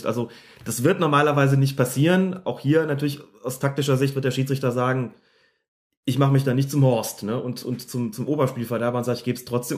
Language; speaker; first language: German; native; German